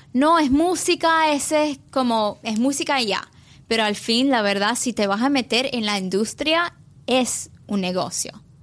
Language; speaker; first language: Spanish; early bilingual, heritage; English